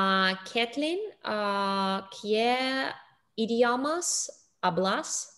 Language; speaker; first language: Spanish; non-native, learner; English